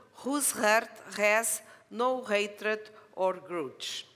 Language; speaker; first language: English; non-native, learner; Portuguese